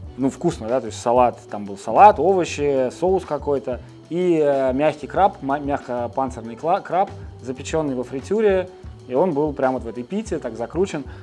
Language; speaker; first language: Russian; native; Russian